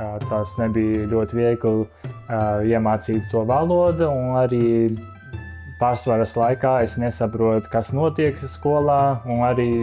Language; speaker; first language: Latvian; early bilingual, other home language; Chinese